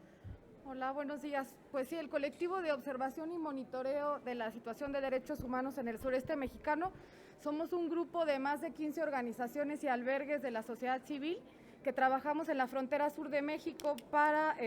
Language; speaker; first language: Spanish; native; Spanish